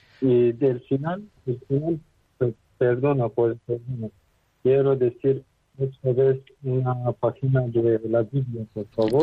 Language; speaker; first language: Spanish; non-native, learner; Persian